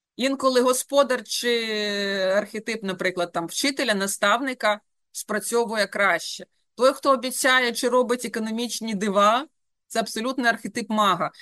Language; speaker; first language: Ukrainian; native; Ukrainian